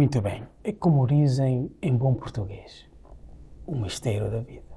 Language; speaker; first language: Portuguese; non-native, local second language; Tetum